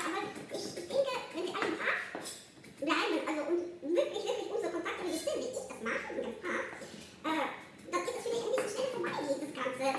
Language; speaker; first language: German; non-native, fluent; Russian